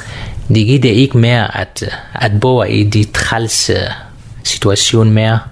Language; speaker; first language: Danish; non-native, learner; Kurdish